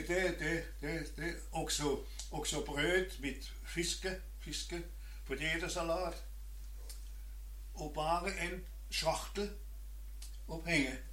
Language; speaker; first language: Norwegian; non-native, learner; German